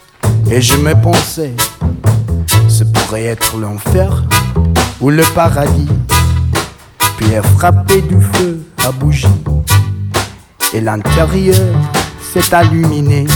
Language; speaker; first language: French; non-native, learner; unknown